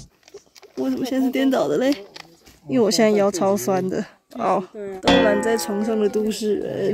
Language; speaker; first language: Chinese; native; Chinese